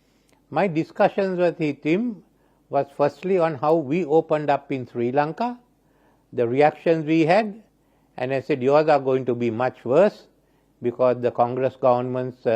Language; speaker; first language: English; non-native, local second language; Sinhala